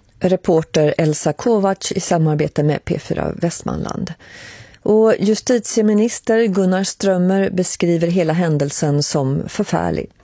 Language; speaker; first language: Swedish; native; Swedish